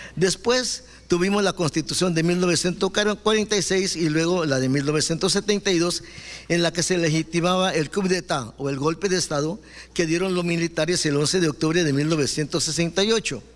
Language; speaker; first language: Spanish; non-native, local second language; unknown